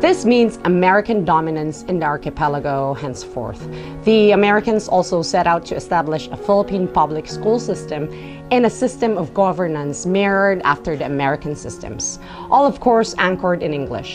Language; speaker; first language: English; non-native, local second language; Filipino